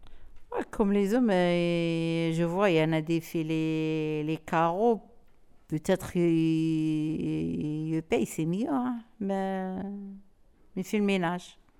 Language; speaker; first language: French; non-native, learner; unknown